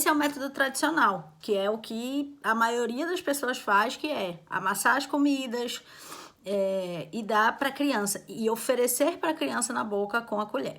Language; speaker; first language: Portuguese; native; Portuguese